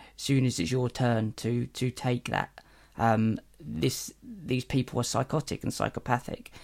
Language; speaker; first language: English; native; English